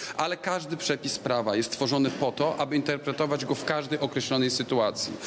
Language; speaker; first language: Polish; native; Polish